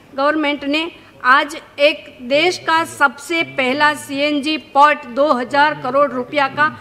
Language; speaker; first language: Hindi; non-native, local second language; Gujarati